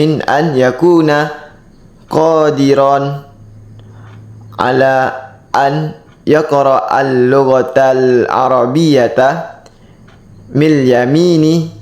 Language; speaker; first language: Arabic; non-native, learner; Indonesian